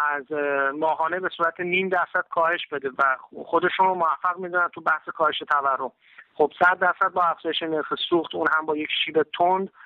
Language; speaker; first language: Persian; native; Persian